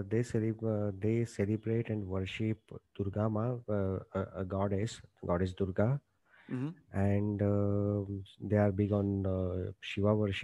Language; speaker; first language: English; non-native, local second language; Marathi